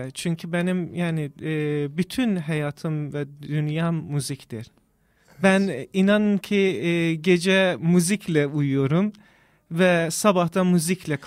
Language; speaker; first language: Turkish; non-native, fluent; Persian